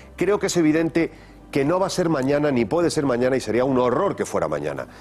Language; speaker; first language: Spanish; native; Spanish